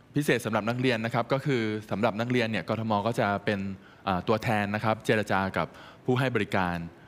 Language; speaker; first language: Thai; native; Thai